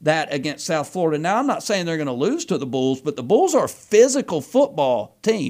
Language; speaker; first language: English; native; English